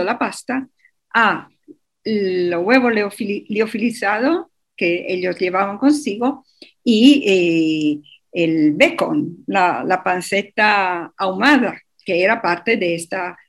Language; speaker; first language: Spanish; non-native, fluent; Italian